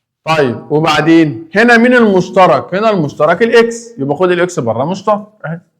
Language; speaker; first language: Arabic; native; Arabic